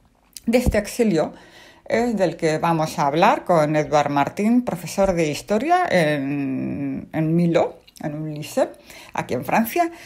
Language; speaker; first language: Spanish; native; Spanish